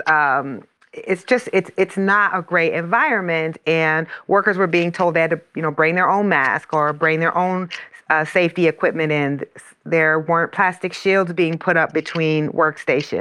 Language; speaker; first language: English; native; English